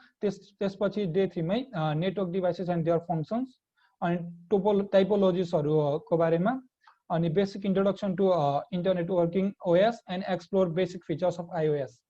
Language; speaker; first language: Nepali; native; Nepali